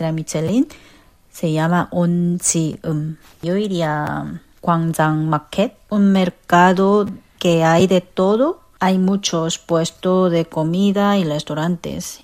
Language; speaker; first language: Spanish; non-native, learner; Korean